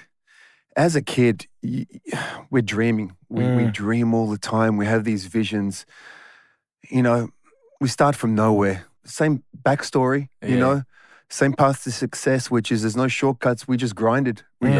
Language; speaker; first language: English; native; English